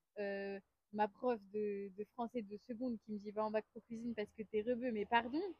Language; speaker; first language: French; native; French